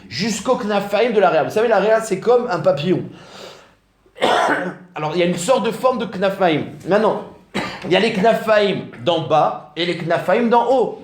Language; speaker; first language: French; native; French